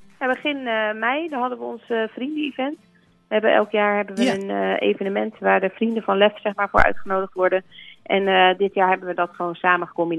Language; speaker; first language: Dutch; native; Dutch